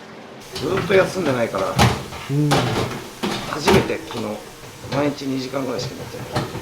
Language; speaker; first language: Japanese; native; Japanese